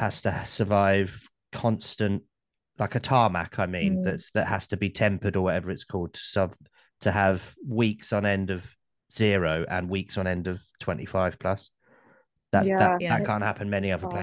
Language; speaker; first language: English; native; English